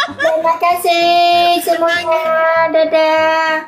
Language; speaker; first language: Indonesian; non-native, learner; Vietnamese